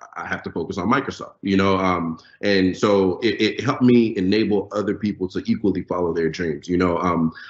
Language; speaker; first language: English; non-native, local second language; Yoruba